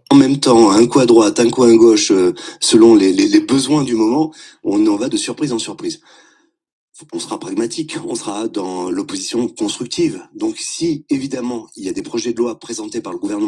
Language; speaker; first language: French; native; French